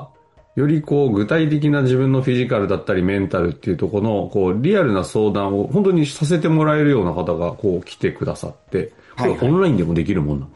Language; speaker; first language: Japanese; native; Japanese